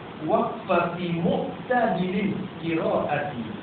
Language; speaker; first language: Arabic; non-native, fluent; Malay